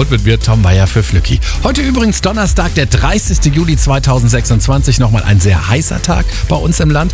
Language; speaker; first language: German; native; German